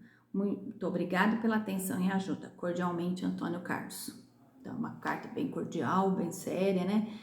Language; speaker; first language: Portuguese; native; Portuguese